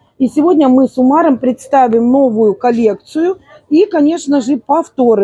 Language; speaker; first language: Russian; native; Russian